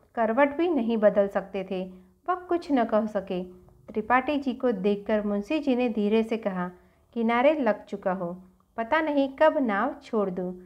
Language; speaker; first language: Hindi; non-native, local second language; Gujarati